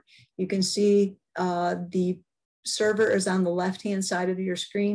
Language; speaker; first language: English; native; English